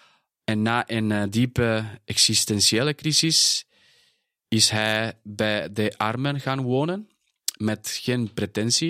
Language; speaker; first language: Dutch; non-native, fluent; Spanish